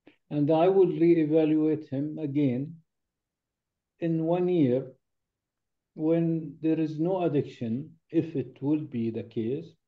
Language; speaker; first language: English; non-native, fluent; Arabic